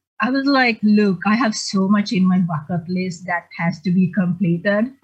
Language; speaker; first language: English; non-native, local second language; Sinhala